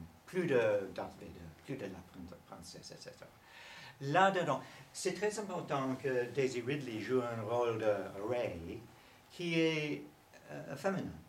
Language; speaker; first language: French; non-native, learner; English